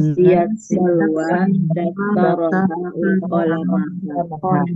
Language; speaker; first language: Arabic; non-native, learner; Indonesian